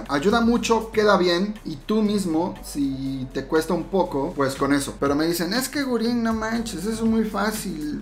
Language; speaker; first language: Spanish; native; Spanish